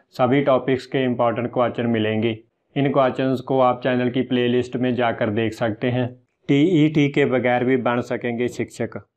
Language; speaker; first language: Hindi; non-native, local second language; Punjabi